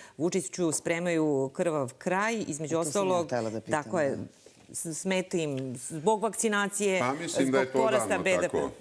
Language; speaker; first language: Bosnian; native; Bosnian